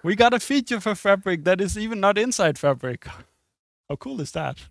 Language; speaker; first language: English; non-native, fluent; Danish